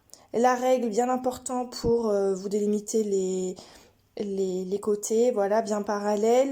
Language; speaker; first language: French; native; French